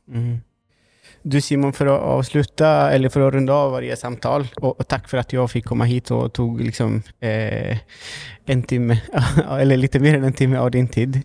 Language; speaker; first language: Swedish; native; Swedish